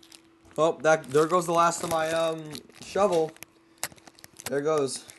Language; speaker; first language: English; native; English